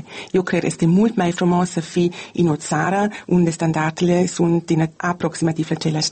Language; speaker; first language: Romanian; non-native, learner; German